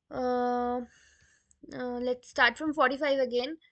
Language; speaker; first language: English; non-native, local second language; Punjabi